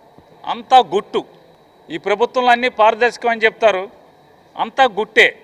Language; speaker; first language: Telugu; native; Telugu